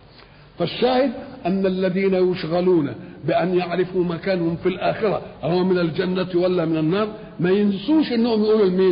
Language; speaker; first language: Arabic; native; Arabic